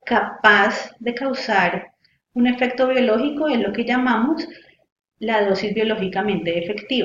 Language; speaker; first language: Spanish; native; Spanish